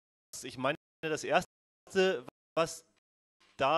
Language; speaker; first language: German; native; German